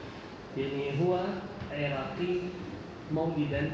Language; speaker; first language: Arabic; non-native, fluent; Indonesian